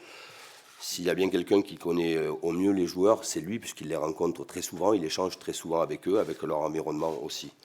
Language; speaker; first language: French; native; French